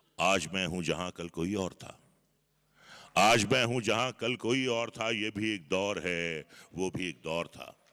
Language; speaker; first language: Hindi; native; Hindi